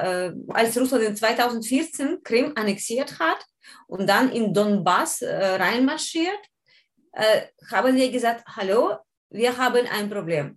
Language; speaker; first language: German; non-native, learner; Ukrainian